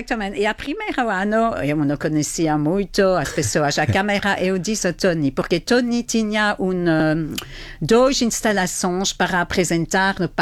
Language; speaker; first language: Portuguese; non-native, fluent; French